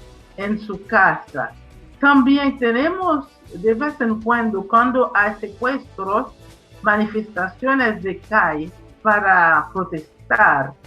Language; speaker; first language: Spanish; non-native, fluent; Haitian Creole